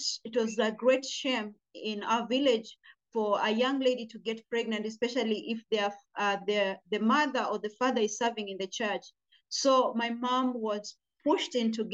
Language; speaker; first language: English; non-native, local second language; Luyia